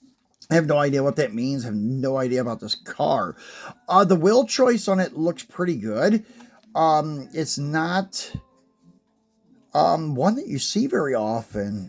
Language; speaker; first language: English; native; English